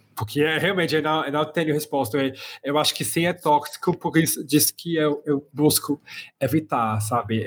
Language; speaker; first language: Portuguese; non-native, fluent; English